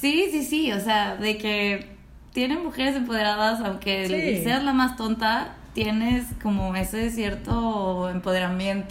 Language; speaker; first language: Spanish; native; Spanish